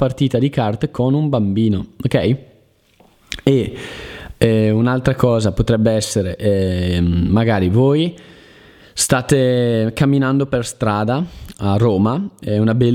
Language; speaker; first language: Italian; native; Italian